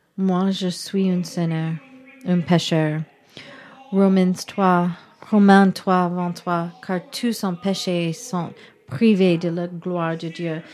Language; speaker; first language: French; non-native, learner; English